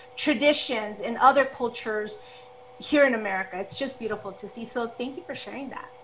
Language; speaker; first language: English; early bilingual, other home language; Spanish